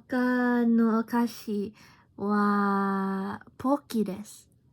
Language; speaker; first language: Japanese; non-native, learner; English